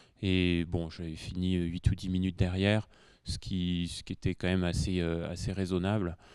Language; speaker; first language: French; native; French